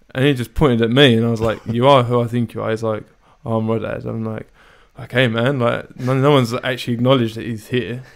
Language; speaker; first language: English; native; English